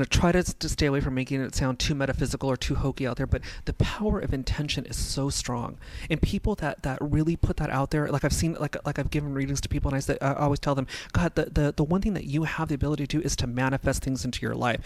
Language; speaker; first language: English; native; English